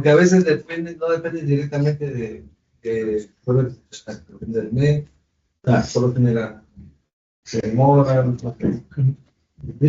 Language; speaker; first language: Spanish; native; Spanish